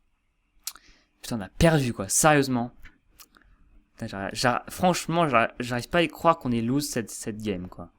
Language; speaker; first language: French; native; French